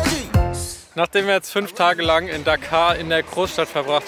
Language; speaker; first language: German; native; German